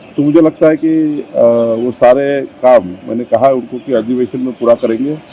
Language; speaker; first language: Hindi; non-native, local second language; Marathi